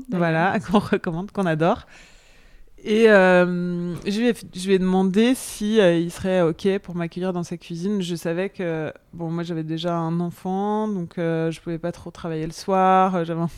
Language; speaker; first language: French; native; French